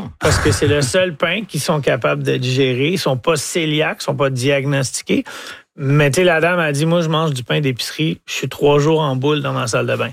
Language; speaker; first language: French; native; French